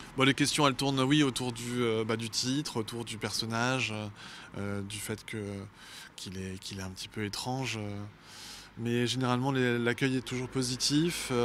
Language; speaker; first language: French; native; French